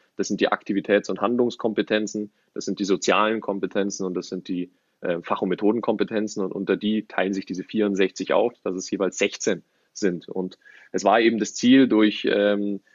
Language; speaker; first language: German; native; German